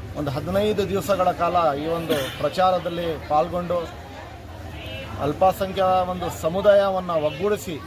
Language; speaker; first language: Kannada; non-native, local second language; Urdu